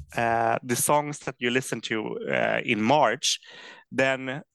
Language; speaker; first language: English; non-native, fluent; Swedish